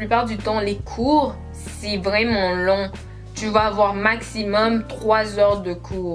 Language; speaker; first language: French; native; French